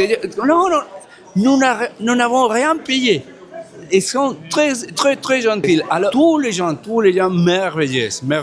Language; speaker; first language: French; non-native, fluent; Spanish